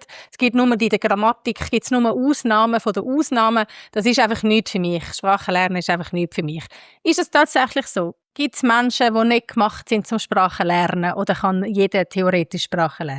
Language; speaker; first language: German; native; German